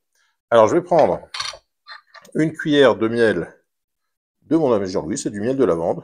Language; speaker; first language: French; native; French